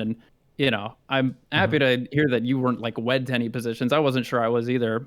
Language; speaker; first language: English; native; English